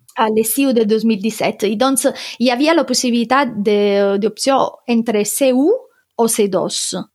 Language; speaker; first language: Catalan; non-native, fluent; Italian